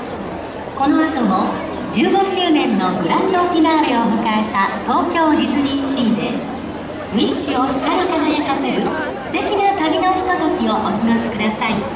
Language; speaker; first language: Japanese; native; Japanese